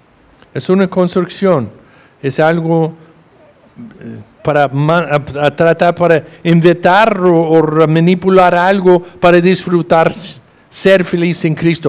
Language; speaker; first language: Spanish; non-native, fluent; English